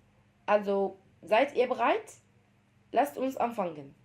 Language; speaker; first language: German; non-native, fluent; Arabic